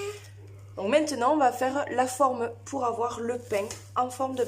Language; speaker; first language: French; native; French